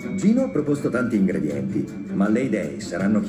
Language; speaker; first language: Italian; native; Italian